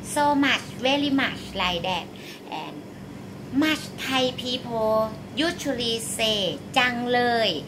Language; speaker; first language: English; non-native, learner; Thai